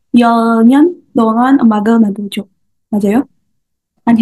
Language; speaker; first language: Korean; non-native, learner; Indonesian